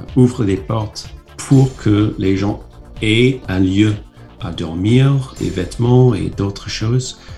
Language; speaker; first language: French; non-native, fluent; English